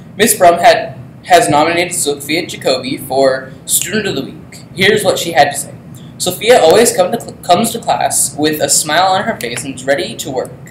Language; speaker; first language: English; native; English